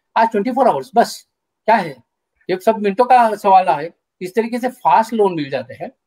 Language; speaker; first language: Hindi; non-native, local second language; Marathi